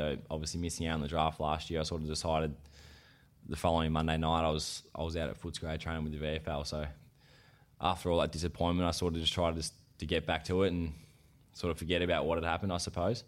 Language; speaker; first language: English; native; English